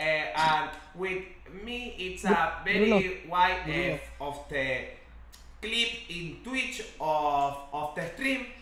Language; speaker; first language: English; non-native, learner; Spanish